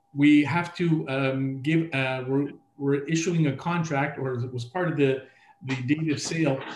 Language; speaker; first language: English; native; English